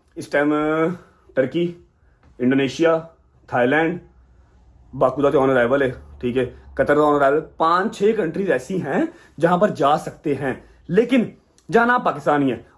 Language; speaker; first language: Urdu; non-native, local second language; Punjabi